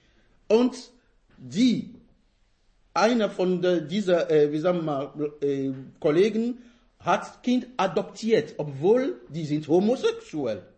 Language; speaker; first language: German; non-native, fluent; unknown